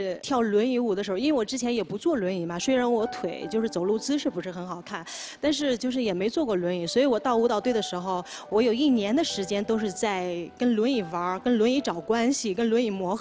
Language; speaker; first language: Chinese; native; Chinese